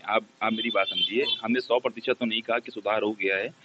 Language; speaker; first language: Hindi; native; Hindi